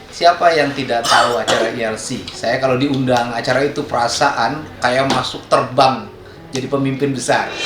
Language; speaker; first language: Indonesian; non-native, local second language; Sundanese